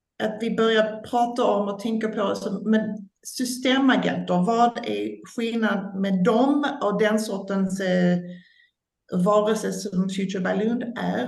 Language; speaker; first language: Swedish; non-native, fluent; English